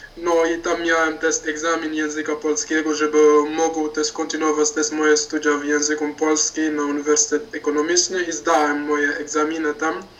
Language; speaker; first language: Polish; non-native, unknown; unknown